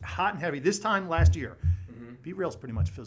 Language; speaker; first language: English; native; English